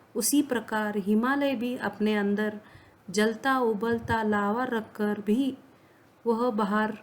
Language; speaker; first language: Hindi; non-native, local second language; Kannada